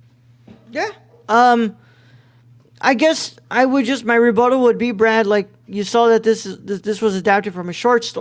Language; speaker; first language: English; native; English